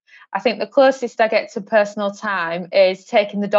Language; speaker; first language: English; native; English